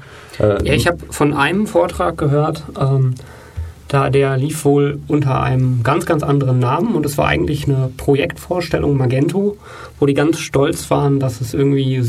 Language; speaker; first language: German; native; German